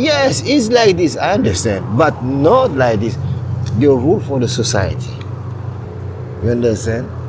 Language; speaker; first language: English; non-native, learner; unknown